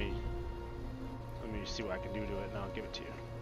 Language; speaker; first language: English; native; English